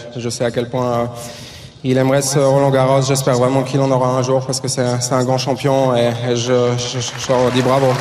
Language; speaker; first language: French; native; French